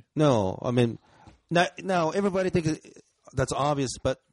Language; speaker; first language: English; early bilingual, other home language; Japanese